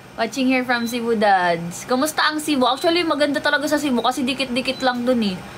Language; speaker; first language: Filipino; non-native, local second language; Waray